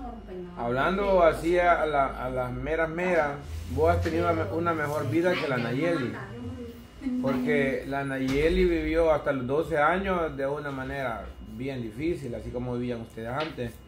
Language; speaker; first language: Spanish; native; Spanish